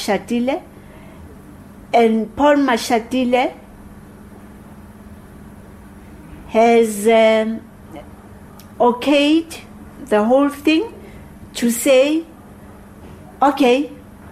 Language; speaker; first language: English; non-native, local second language; Zulu